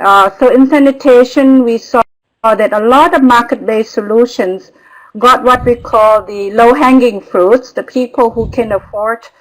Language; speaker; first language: English; non-native, fluent; Vietnamese